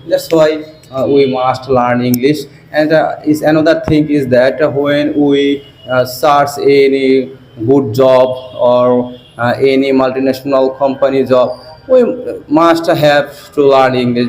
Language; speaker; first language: English; non-native, learner; Bangla